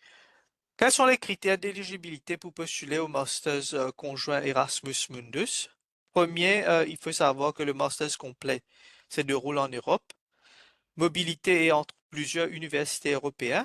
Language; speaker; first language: French; non-native, fluent; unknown